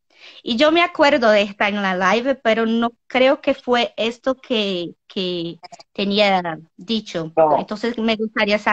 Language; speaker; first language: Spanish; non-native, learner; Portuguese